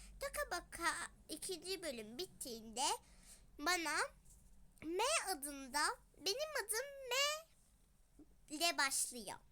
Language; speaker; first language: Turkish; early bilingual, other home language; Arabic